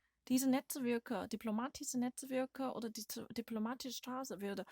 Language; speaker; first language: German; non-native, learner; Korean